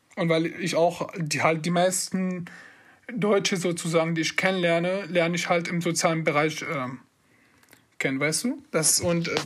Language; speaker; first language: German; non-native, fluent; Arabic